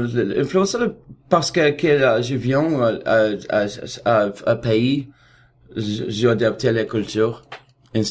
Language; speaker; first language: French; non-native, learner; Russian